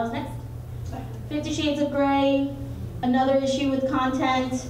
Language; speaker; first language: English; native; English